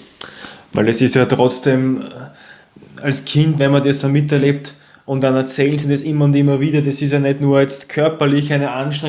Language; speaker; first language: German; native; German